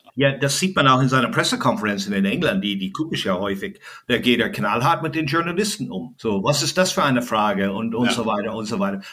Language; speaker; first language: German; non-native, fluent; English